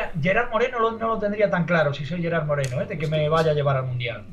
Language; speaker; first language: Spanish; native; Spanish